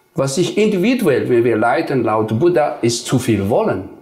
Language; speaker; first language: German; non-native, fluent; Nepali